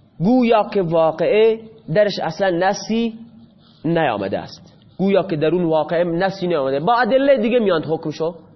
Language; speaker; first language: Persian; non-native, local second language; Baluchi